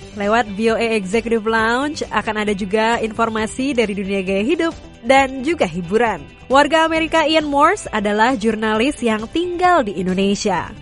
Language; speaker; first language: Indonesian; native; Indonesian